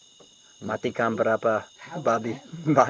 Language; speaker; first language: Indonesian; non-native, learner; English